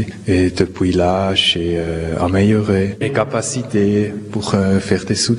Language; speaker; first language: French; non-native, local second language; Swiss German